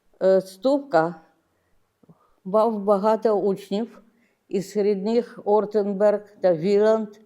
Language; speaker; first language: Ukrainian; non-native, local second language; Russian